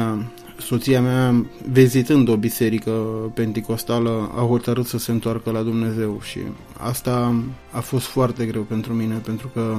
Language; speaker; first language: Romanian; native; Romanian